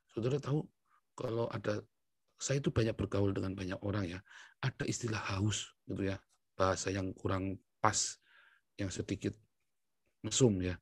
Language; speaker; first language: Indonesian; native; Indonesian